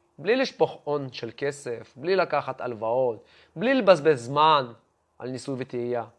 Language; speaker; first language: Hebrew; non-native, fluent; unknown